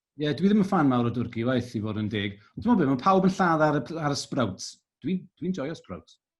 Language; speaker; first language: Welsh; native; Welsh